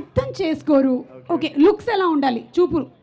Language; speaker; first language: Telugu; native; Telugu